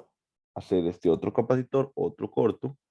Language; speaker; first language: Spanish; native; Spanish